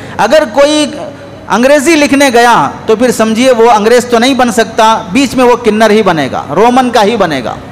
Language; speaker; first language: Urdu; native; Urdu